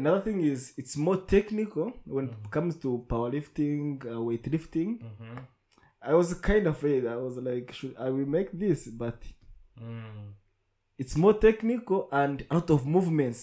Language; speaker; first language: English; non-native, local second language; Kinyarwanda